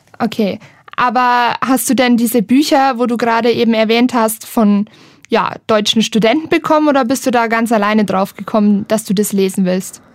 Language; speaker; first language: German; native; German